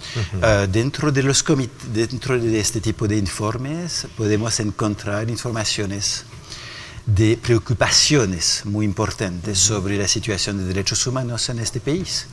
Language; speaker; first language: Spanish; non-native, fluent; French